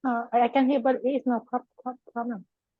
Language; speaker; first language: English; non-native, learner; Vietnamese